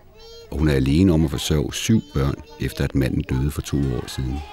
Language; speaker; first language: Danish; native; Danish